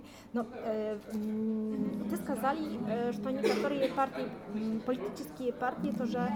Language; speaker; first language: Russian; non-native, learner; Polish